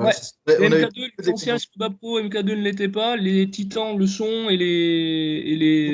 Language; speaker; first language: French; native; French